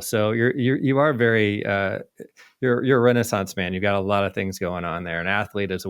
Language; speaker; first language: English; native; English